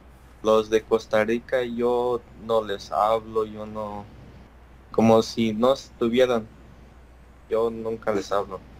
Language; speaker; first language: Spanish; early bilingual, heritage; Spanish